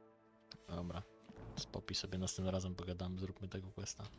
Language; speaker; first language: Polish; native; Polish